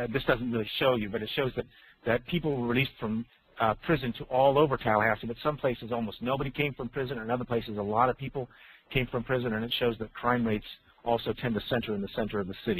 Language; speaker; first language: English; native; English